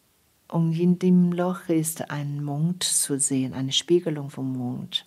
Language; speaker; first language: German; non-native, fluent; Chinese